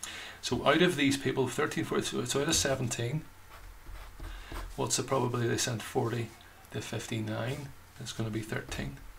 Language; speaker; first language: English; native; English